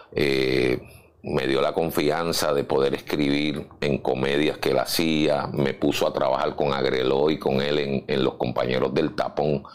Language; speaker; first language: Spanish; native; Spanish